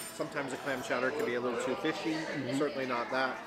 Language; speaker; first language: English; native; English